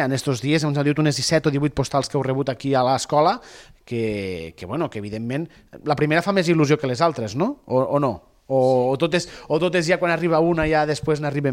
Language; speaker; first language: Catalan; native; Catalan